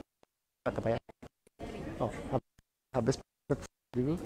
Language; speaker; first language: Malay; non-native, local second language; Chinese